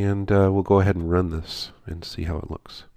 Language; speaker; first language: English; native; English